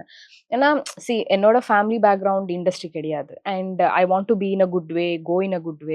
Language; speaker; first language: Tamil; non-native, local second language; Kannada